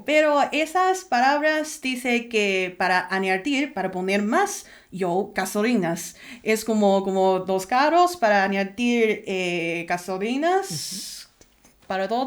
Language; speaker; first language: Spanish; non-native, learner; Chinese